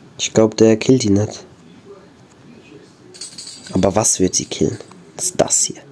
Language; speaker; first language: German; native; German